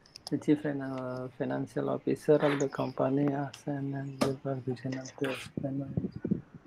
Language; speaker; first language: English; non-native, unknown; Indonesian